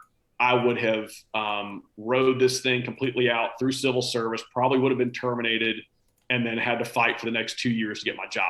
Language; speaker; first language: English; native; English